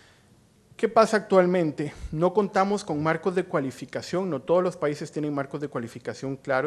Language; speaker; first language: Spanish; native; Spanish